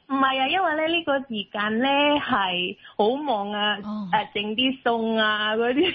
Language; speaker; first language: Cantonese; non-native, learner; Indonesian